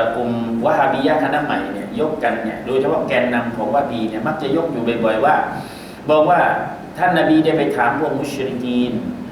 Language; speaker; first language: Thai; native; Thai